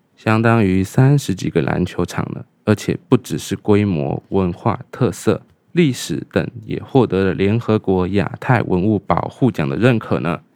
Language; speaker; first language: Chinese; native; Chinese